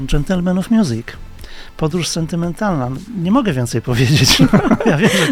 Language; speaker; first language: Polish; native; Polish